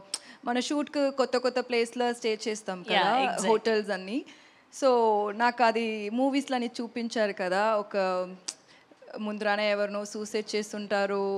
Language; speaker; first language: Telugu; non-native, learner; Tamil